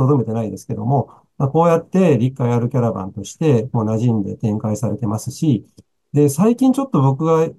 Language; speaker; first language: Japanese; native; Japanese